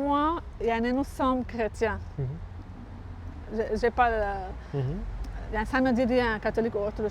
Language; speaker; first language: French; non-native, local second language; Arabic